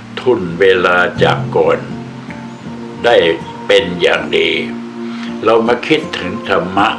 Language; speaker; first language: Thai; native; Thai